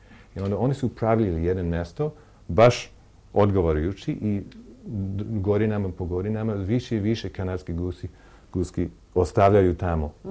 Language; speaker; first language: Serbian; non-native, learner; English